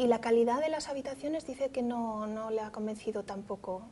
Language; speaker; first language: Spanish; native; Spanish